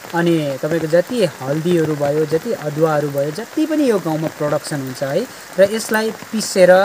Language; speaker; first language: Nepali; native; Nepali